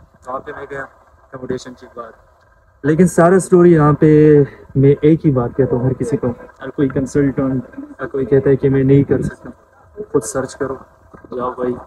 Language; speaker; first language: Urdu; non-native, local second language; Pashto